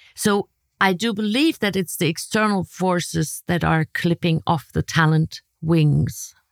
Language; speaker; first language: English; non-native, fluent; German